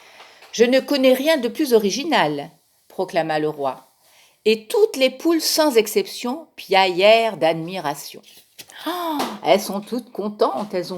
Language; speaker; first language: French; native; French